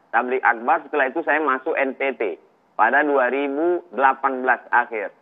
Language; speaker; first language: Indonesian; native; Indonesian